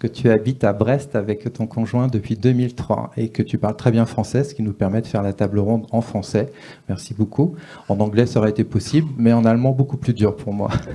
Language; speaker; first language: French; native; French